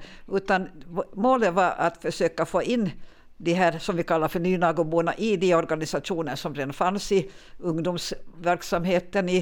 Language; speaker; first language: Swedish; native; Swedish